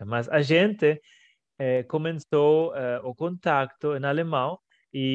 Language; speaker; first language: Portuguese; non-native, fluent; Spanish